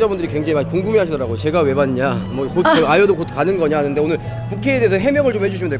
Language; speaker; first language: Korean; native; Korean